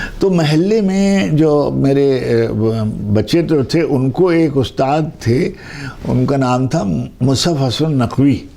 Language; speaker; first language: Urdu; native; Urdu